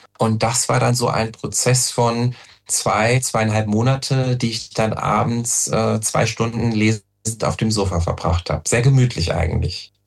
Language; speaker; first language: German; native; German